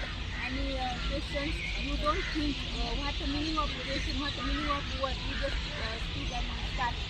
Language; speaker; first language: English; non-native, learner; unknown